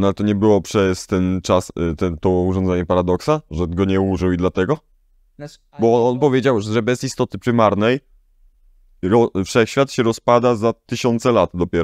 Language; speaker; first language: Polish; native; Polish